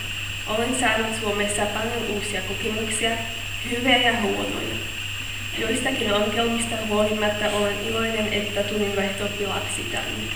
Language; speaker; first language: Finnish; non-native, fluent; Slovak